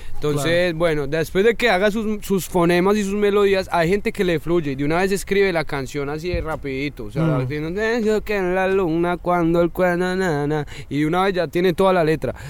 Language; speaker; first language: Spanish; native; Spanish